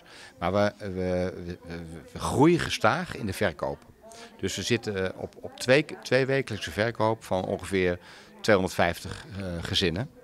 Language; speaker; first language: Dutch; native; Dutch